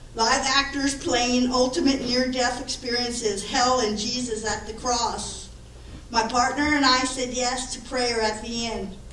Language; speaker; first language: English; native; English